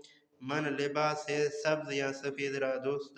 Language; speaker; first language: Persian; non-native, learner; Urdu